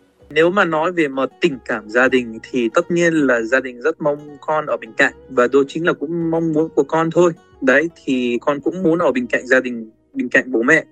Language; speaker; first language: Vietnamese; non-native, fluent; Arabic